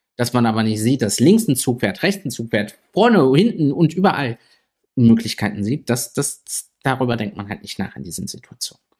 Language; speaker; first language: German; native; German